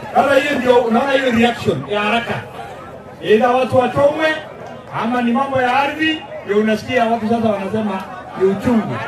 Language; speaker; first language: Swahili; non-native, local second language; Masai